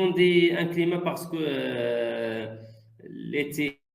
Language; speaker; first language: French; non-native, learner; Arabic